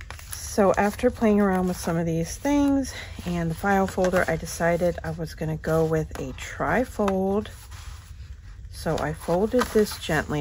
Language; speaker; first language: English; native; English